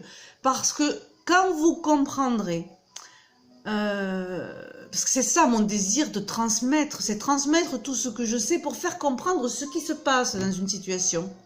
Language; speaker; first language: French; native; French